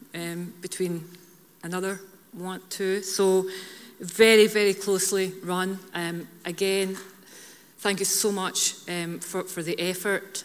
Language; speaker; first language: English; native; English